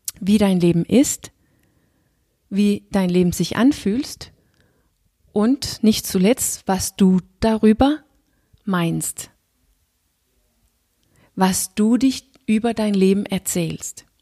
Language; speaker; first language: German; non-native, fluent; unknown